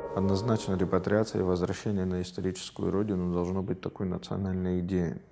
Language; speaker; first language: Russian; non-native, local second language; Abkhazian